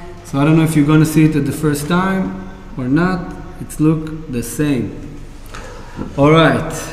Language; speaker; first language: English; non-native, fluent; Hebrew